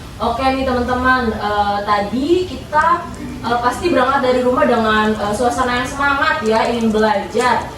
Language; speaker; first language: Indonesian; native; Indonesian